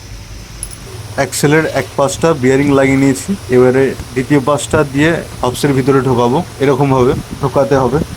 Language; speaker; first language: Bangla; native; Bangla